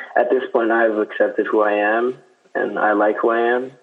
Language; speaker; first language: English; native; English